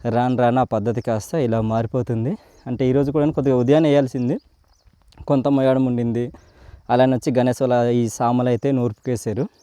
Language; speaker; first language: Telugu; non-native, local second language; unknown